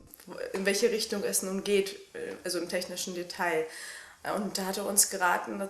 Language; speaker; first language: German; native; German